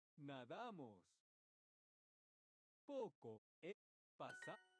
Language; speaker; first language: Spanish; non-native, learner; Czech